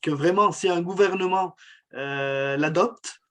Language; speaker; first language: French; non-native, local second language; Arabic